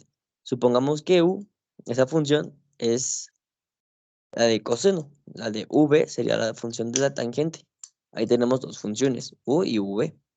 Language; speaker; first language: Spanish; native; Spanish